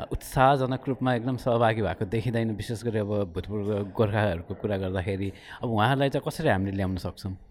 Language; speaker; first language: Nepali; native; Nepali